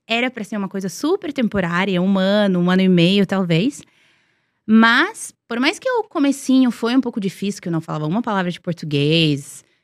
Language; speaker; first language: Portuguese; non-native, fluent; Serbian